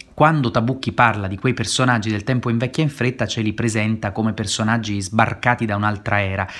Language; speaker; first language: Italian; native; Italian